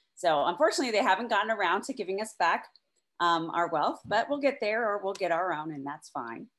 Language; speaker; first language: English; native; English